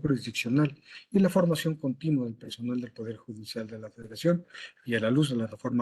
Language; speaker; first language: Spanish; native; Spanish